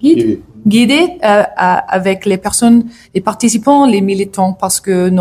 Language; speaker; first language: French; non-native, learner; English